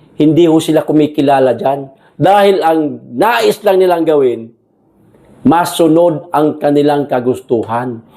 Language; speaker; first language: Filipino; non-native, local second language; Cebuano